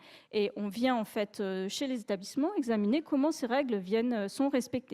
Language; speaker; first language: French; native; French